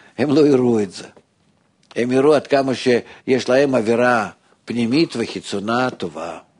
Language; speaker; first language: Hebrew; non-native, fluent; Russian